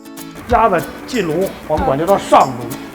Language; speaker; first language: Chinese; native; Chinese